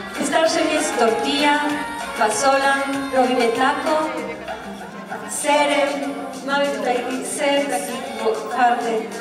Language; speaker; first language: Polish; non-native, learner; Spanish